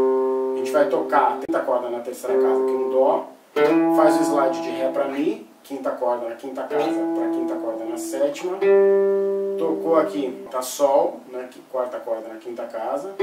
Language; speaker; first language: Portuguese; native; Portuguese